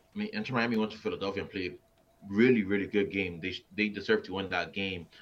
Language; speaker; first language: English; native; English